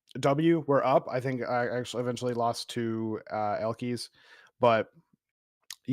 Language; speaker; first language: English; native; English